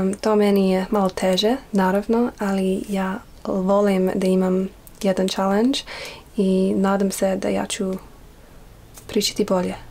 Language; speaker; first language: Serbian; early bilingual, heritage; Serbian